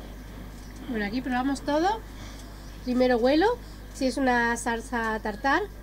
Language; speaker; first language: Spanish; native; Spanish